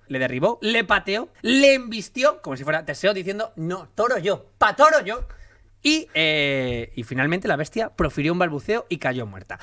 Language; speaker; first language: Spanish; native; Spanish